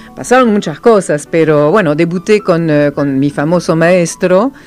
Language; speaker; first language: Spanish; non-native, fluent; Serbian